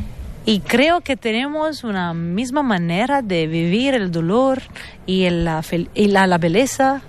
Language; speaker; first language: Spanish; non-native, fluent; Italian